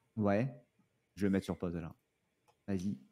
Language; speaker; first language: French; native; French